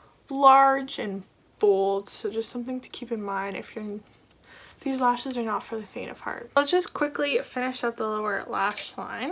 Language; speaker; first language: English; native; English